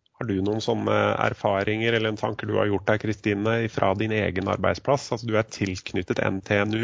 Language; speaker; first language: Norwegian; native; Norwegian